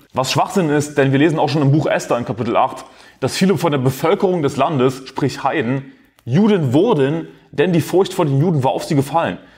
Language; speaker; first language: German; native; German